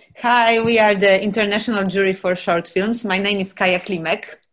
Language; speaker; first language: English; non-native, fluent; Dutch